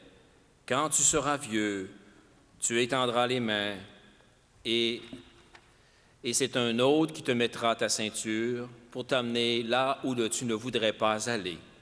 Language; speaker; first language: French; native; French